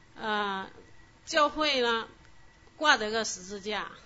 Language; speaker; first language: Chinese; non-native, local second language; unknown